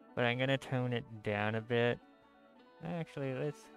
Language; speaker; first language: English; native; English